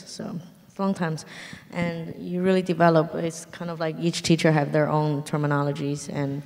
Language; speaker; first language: English; early bilingual, other home language; Chinese